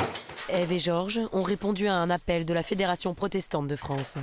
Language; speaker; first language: French; native; French